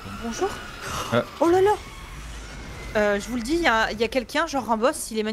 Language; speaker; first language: French; native; French